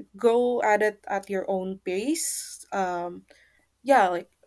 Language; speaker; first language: English; non-native, fluent; Indonesian